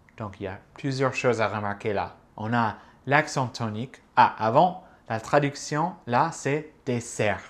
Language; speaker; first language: French; non-native, fluent; English